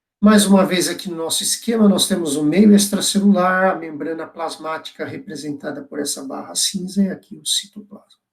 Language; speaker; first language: Portuguese; native; Portuguese